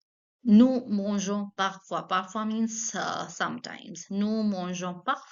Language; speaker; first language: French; non-native, fluent; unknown